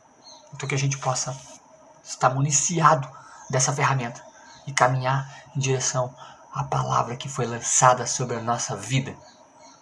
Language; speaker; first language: Portuguese; native; Portuguese